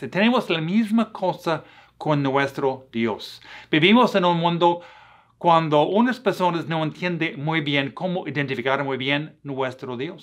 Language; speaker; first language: Spanish; non-native, fluent; English